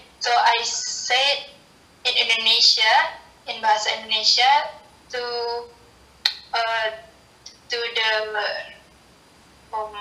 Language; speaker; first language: English; non-native, learner; Indonesian